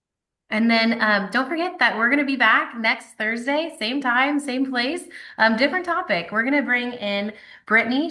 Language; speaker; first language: English; native; English